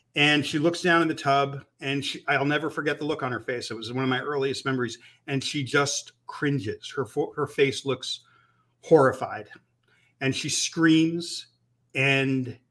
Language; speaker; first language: English; native; English